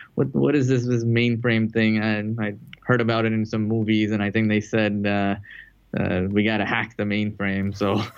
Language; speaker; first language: English; non-native, local second language; Tamil